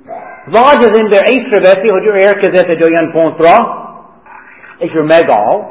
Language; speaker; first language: Hungarian; non-native, learner; English